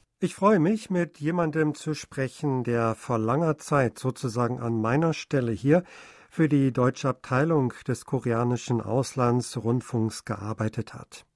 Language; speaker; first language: German; native; German